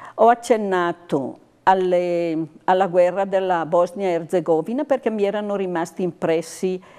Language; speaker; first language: Italian; native; Italian